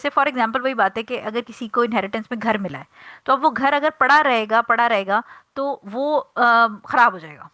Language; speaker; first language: Urdu; native; Urdu